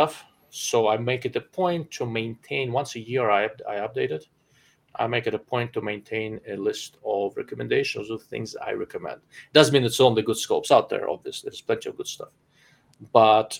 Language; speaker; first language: English; non-native, fluent; Russian